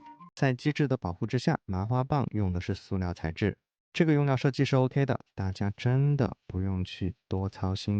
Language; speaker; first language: Chinese; native; Chinese